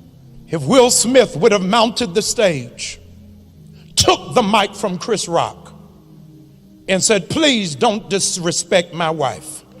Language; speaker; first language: English; native; English